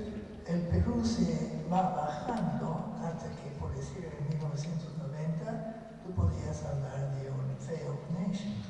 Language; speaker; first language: Spanish; non-native, fluent; English